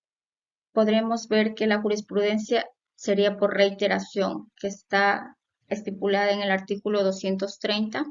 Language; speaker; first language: Spanish; native; Spanish